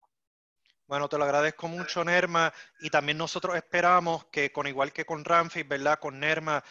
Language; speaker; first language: Spanish; native; Spanish